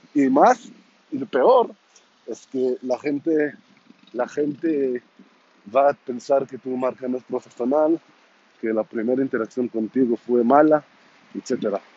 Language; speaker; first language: Spanish; non-native, fluent; Hebrew